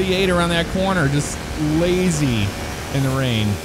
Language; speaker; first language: English; native; English